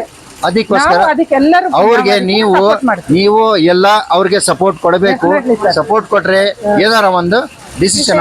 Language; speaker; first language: Kannada; non-native, local second language; Urdu